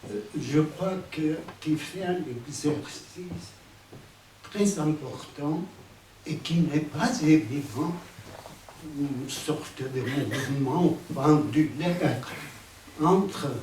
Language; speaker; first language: French; non-native, fluent; Spanish